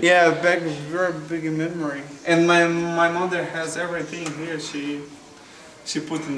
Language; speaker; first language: English; non-native, fluent; Portuguese